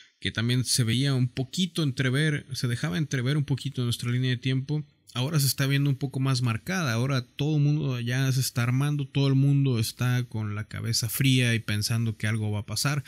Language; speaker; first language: Spanish; native; Spanish